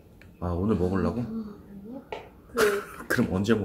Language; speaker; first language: Korean; native; Korean